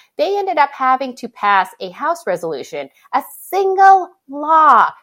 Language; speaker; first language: English; native; English